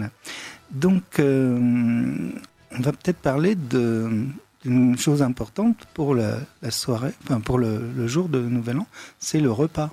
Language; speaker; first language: French; native; French